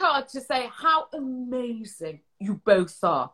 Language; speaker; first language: English; native; English